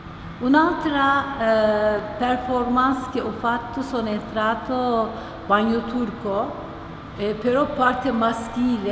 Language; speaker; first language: Italian; non-native, learner; Turkish